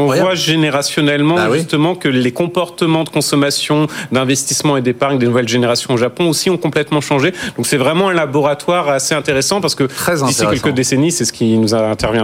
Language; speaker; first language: French; native; French